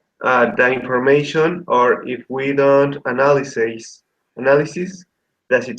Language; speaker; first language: English; non-native, learner; Spanish